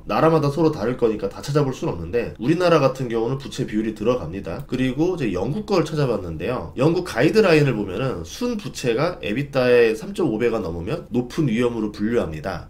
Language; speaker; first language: Korean; native; Korean